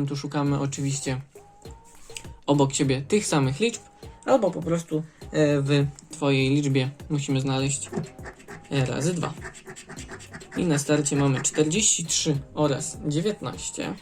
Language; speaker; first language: Polish; native; Polish